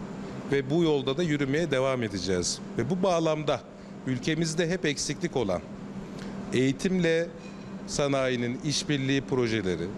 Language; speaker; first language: Turkish; native; Turkish